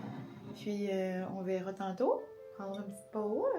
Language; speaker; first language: French; native; French